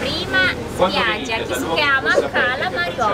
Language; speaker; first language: Italian; native; Italian